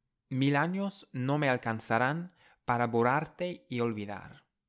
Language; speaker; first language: Spanish; non-native, fluent; English